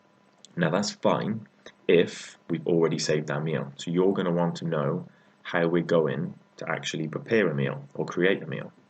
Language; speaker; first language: English; native; English